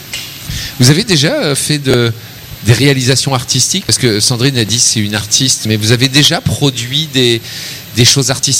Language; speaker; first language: French; native; French